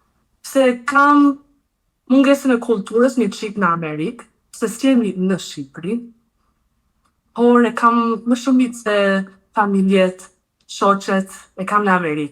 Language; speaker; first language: Albanian; early bilingual, heritage; Albanian